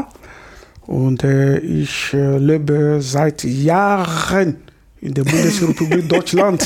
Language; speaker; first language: German; non-native, fluent; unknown